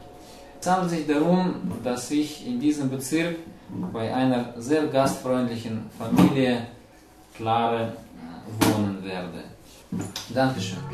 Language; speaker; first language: German; non-native, fluent; Russian